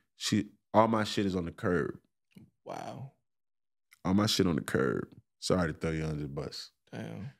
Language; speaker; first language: English; native; English